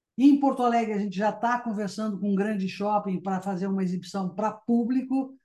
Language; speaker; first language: Portuguese; native; Portuguese